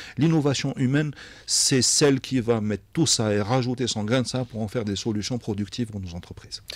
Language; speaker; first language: French; non-native, local second language; Arabic